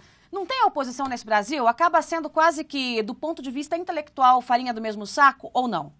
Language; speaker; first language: Portuguese; native; Portuguese